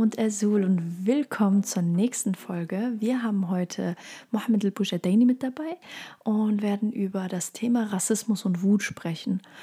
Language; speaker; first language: German; early bilingual, other home language; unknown